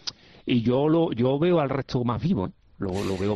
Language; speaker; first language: Spanish; native; Spanish